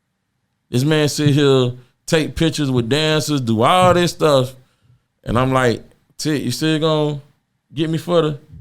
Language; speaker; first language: English; native; English